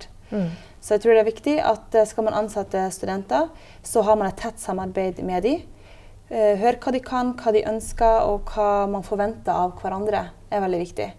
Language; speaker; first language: Norwegian; native; Norwegian